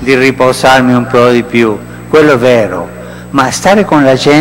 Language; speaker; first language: Italian; early bilingual, heritage; Spanish